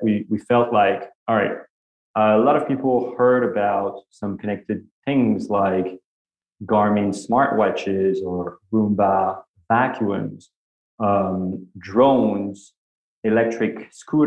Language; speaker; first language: English; non-native, fluent; French